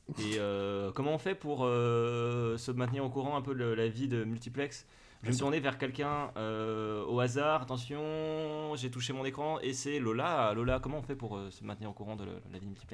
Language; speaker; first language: French; native; French